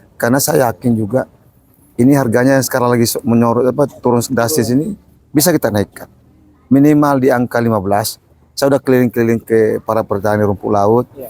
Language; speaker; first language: Indonesian; non-native, local second language; Buginese